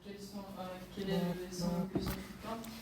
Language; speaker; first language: French; non-native, learner; Bulgarian